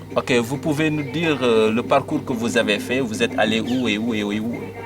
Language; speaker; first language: French; non-native, local second language; Wolof